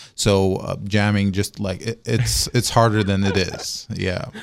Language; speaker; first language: English; non-native, fluent; Arabic